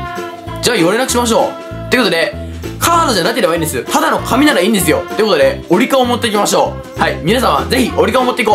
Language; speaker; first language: Japanese; native; Japanese